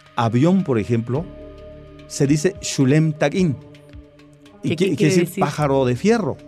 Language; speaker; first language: Spanish; non-native, local second language; Tzeltal